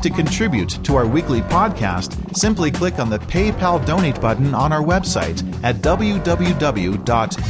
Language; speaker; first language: English; native; English